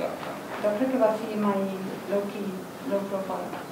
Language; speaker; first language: Romanian; non-native, fluent; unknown